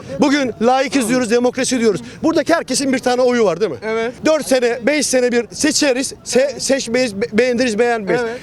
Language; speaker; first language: Turkish; non-native, local second language; Kurdish